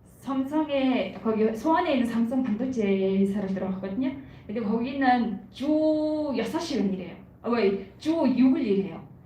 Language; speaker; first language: Korean; non-native, fluent; Mongolian